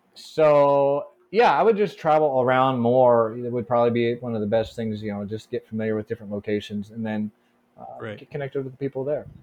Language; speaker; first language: English; native; English